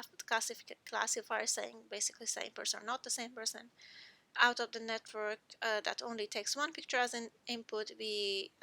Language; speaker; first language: English; non-native, fluent; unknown